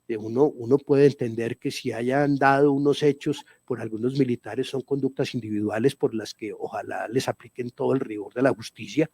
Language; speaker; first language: Spanish; native; Spanish